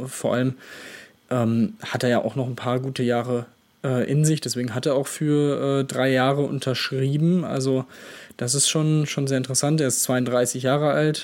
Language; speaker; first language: German; native; German